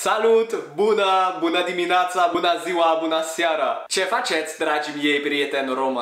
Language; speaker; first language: Romanian; non-native, learner; French